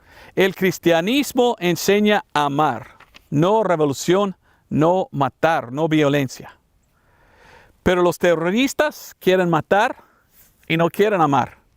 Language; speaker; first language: Spanish; non-native, fluent; English